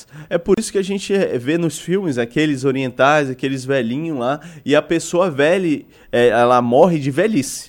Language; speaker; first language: Portuguese; native; Portuguese